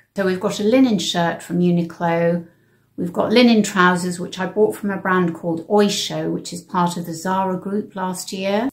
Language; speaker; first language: English; native; English